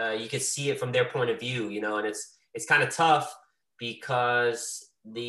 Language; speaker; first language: English; native; English